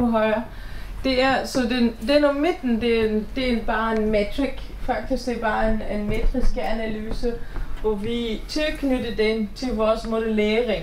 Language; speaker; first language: Danish; non-native, fluent; German